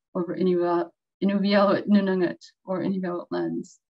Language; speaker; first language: English; native; English